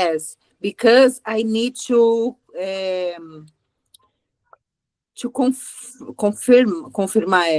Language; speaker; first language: English; non-native, learner; Portuguese